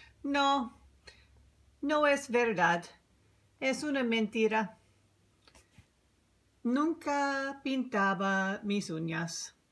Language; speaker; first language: Spanish; non-native, fluent; English